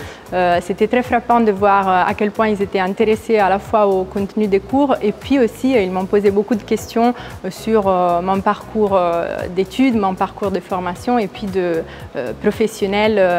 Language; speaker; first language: French; non-native, fluent; Italian